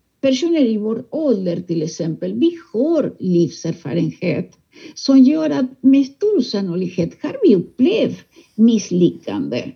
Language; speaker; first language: Swedish; non-native, fluent; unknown